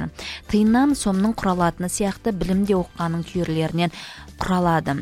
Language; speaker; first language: Kazakh; native; Kazakh